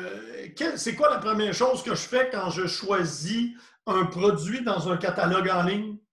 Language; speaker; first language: French; native; French